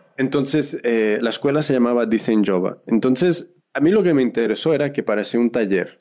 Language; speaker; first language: Spanish; early bilingual, heritage; Spanish